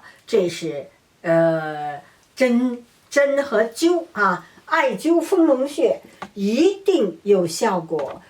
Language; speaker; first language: Chinese; native; Chinese